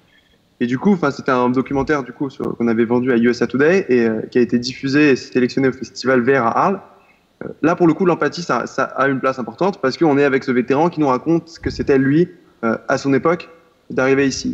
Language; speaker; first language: French; native; French